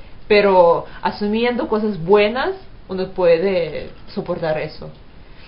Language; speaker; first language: Spanish; non-native, fluent; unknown